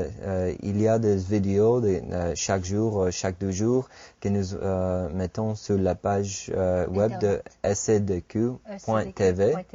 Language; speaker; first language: French; non-native, fluent; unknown